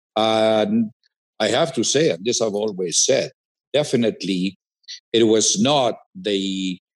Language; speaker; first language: English; non-native, fluent; Spanish